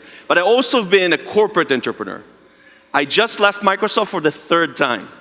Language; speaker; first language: English; non-native, fluent; Hebrew